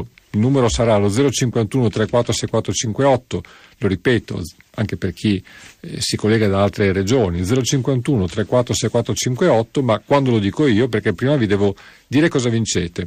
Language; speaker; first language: Italian; native; Italian